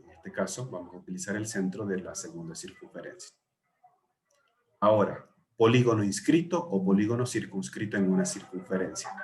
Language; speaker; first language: Spanish; native; Spanish